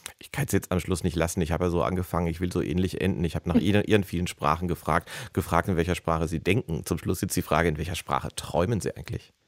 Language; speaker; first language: German; native; German